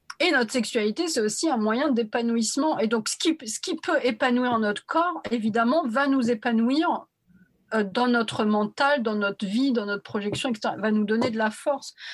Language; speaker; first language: French; early bilingual, other home language; Arabic